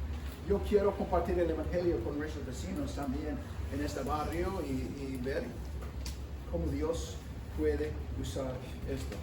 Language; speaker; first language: Spanish; non-native, fluent; English